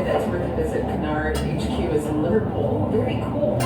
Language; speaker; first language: English; native; English